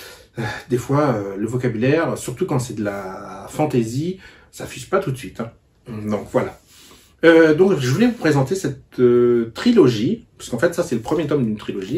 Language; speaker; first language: French; native; French